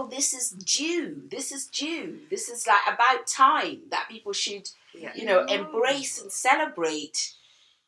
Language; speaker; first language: English; native; English